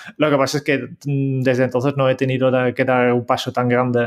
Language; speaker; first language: Spanish; non-native, fluent; Dutch